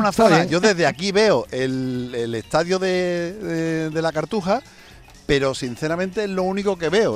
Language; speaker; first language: Spanish; native; Spanish